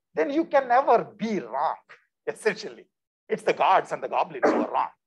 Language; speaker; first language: English; non-native, local second language; Telugu